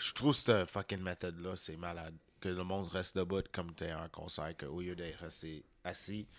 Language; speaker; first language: French; native; French